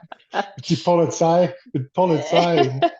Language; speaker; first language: German; non-native, learner; English